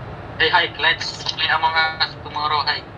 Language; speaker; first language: English; non-native, learner; Indonesian